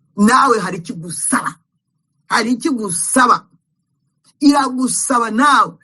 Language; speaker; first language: Kinyarwanda; native; Kinyarwanda